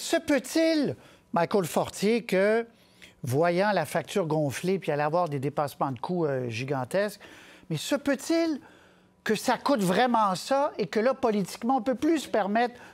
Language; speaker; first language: French; native; French